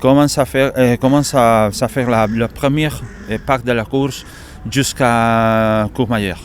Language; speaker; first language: French; non-native, learner; Spanish